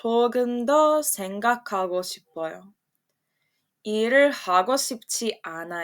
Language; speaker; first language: Korean; non-native, fluent; Serbian